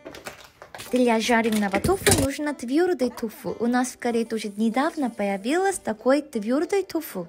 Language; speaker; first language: Russian; non-native, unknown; Korean